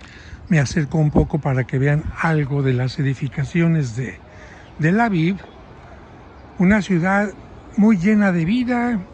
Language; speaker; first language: Spanish; native; Spanish